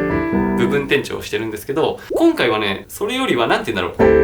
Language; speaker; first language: Japanese; native; Japanese